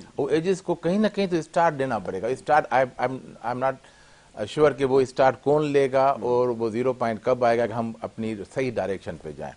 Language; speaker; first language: Urdu; native; Urdu